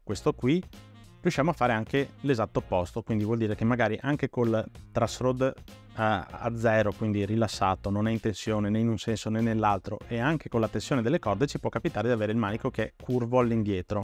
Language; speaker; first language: Italian; native; Italian